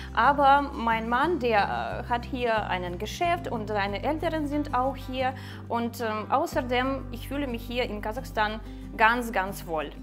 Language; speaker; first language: German; non-native, fluent; Russian